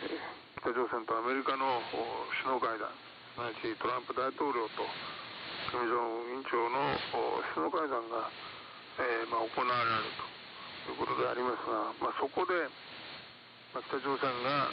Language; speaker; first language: Japanese; native; Japanese